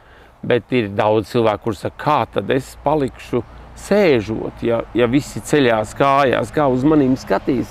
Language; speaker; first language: Latvian; native; Latvian